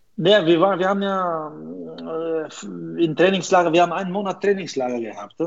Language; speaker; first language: German; non-native, fluent; Albanian